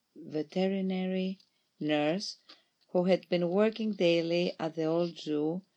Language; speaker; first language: English; non-native, fluent; Greek